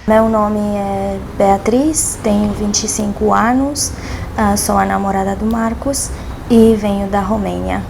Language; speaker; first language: Portuguese; non-native, fluent; Romanian